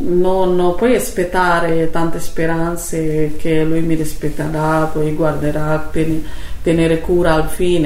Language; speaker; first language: Italian; non-native, learner; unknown